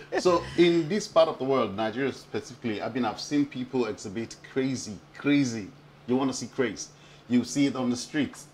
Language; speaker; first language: English; non-native, local second language; Yoruba